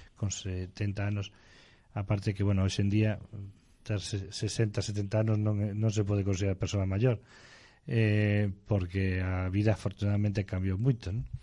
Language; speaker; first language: Galician; non-native, local second language; Spanish